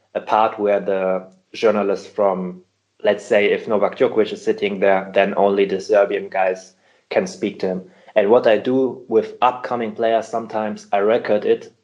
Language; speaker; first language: English; non-native, fluent; German